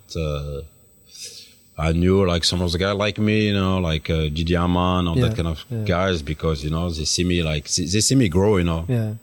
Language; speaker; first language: English; non-native, fluent; French